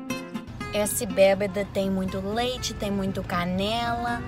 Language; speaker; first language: Portuguese; non-native, learner; English